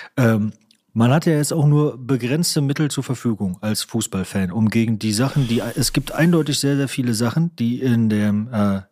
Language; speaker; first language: German; native; German